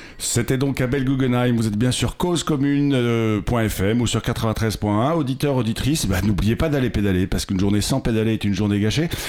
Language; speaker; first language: French; native; French